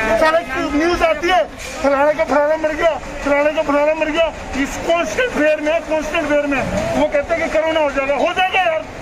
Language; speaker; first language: Hindi; native; Hindi